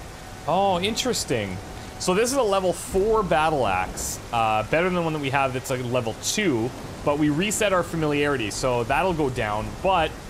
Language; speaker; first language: English; native; English